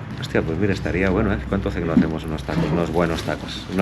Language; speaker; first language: Spanish; native; Spanish